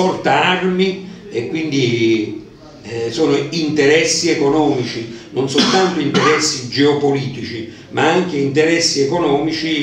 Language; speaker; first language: Italian; native; Italian